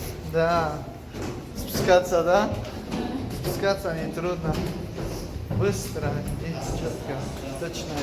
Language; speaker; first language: Russian; non-native, local second language; Tajik